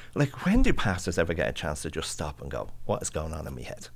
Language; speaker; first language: English; native; English